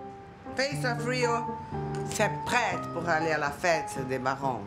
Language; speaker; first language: French; non-native, learner; Portuguese